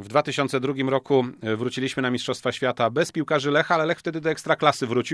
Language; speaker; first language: Polish; native; Polish